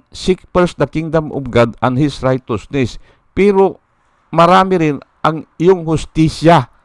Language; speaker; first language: Filipino; non-native, local second language; Iloko